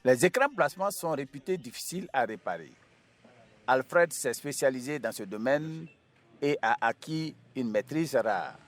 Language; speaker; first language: French; native; French